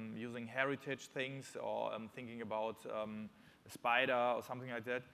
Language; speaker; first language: English; non-native, fluent; German